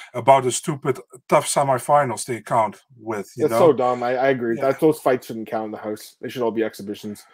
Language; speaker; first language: English; non-native, fluent; Dutch